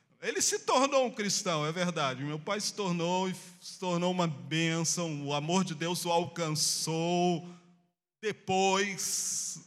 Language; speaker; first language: Portuguese; native; Portuguese